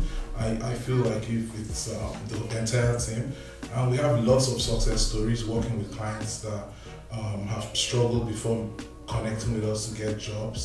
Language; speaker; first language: English; non-native, local second language; Yoruba